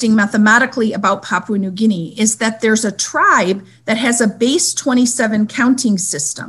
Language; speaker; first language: English; native; English